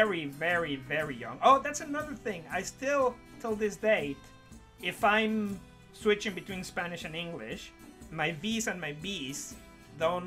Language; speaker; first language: English; non-native, fluent; Spanish